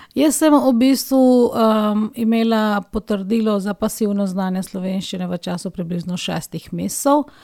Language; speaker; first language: Slovenian; non-native, fluent; Hindi